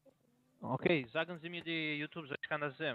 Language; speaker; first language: German; non-native, learner; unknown